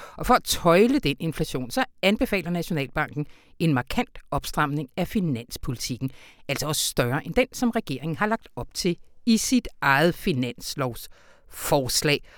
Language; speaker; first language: Danish; native; Danish